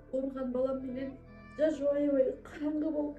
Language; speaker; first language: Kyrgyz; native; Kyrgyz